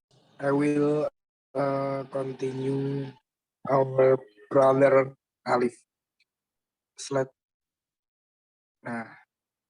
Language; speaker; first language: English; non-native, learner; Indonesian